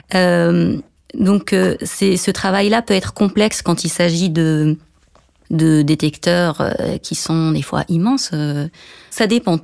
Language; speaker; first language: French; non-native, local second language; Arabic